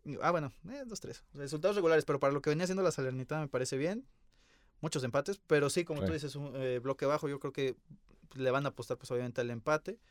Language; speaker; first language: Spanish; native; Spanish